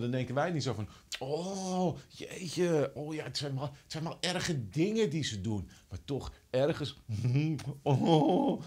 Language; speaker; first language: Dutch; native; Dutch